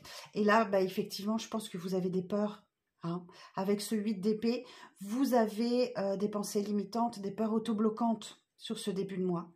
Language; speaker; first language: French; native; French